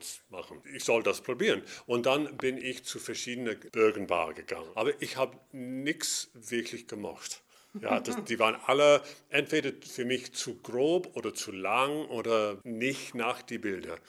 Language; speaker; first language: German; non-native, fluent; English